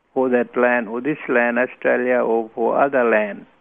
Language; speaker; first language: English; non-native, local second language; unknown